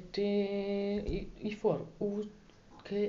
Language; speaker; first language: Greek; non-native, learner; German